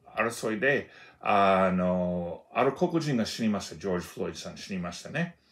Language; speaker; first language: Japanese; non-native, fluent; Russian